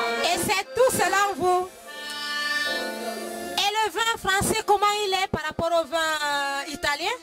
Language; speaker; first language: French; non-native, fluent; Italian